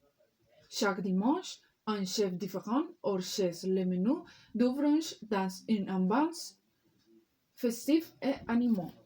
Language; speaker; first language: French; non-native, learner; Spanish